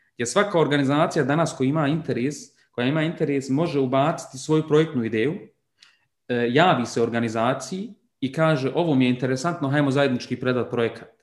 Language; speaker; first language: Croatian; early bilingual, heritage; Bosnian